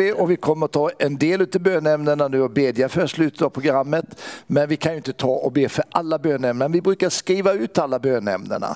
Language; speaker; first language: Swedish; native; Swedish